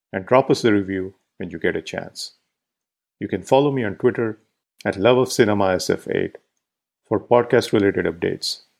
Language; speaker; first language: English; non-native, local second language; Marathi